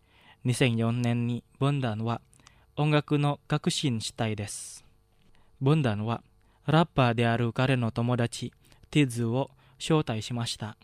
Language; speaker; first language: Japanese; non-native, learner; Indonesian